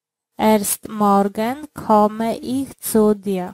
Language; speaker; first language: German; non-native, fluent; Polish